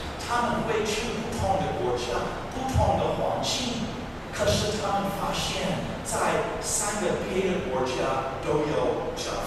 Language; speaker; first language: Chinese; non-native, fluent; English